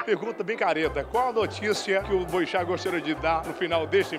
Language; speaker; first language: Portuguese; native; Portuguese